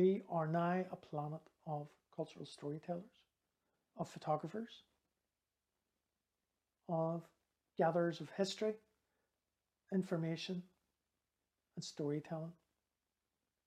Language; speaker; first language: English; native; English